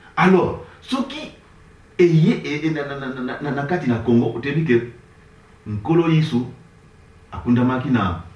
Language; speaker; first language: Lingala; non-native, local second language; Kongo